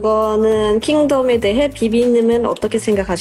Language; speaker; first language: Korean; non-native, local second language; Indonesian